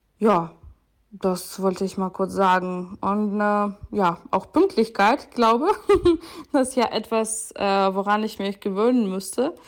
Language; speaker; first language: German; non-native, fluent; Ukrainian